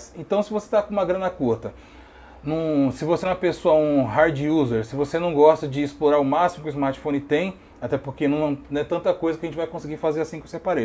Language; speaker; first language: Portuguese; native; Portuguese